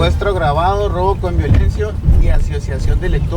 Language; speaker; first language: Spanish; native; Spanish